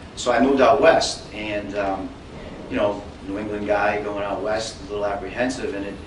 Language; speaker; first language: English; native; English